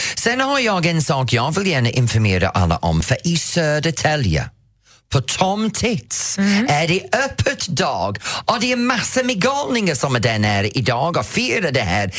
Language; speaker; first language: Swedish; non-native, fluent; English